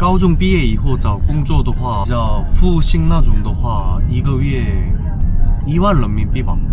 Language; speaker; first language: Chinese; non-native, learner; Korean